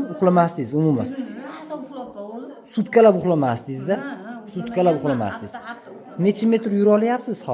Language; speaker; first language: Uzbek; native; Uzbek